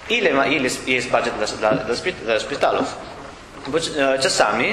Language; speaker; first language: Polish; non-native, learner; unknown